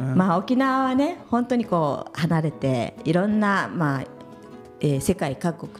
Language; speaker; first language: Japanese; native; Japanese